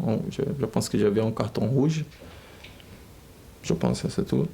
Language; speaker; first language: French; non-native, learner; Portuguese